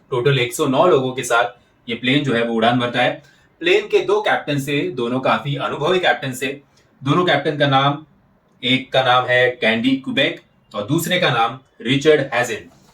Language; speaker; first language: Hindi; non-native, local second language; Marathi